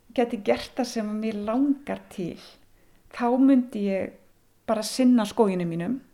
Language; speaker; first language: Icelandic; native; Icelandic